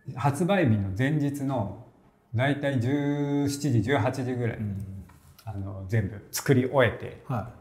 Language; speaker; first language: Japanese; native; Japanese